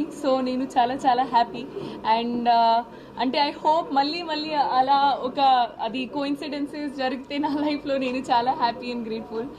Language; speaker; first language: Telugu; non-native, local second language; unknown